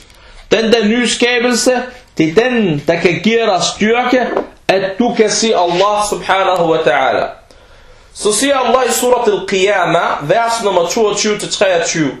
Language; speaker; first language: Danish; early bilingual, other home language; Arabic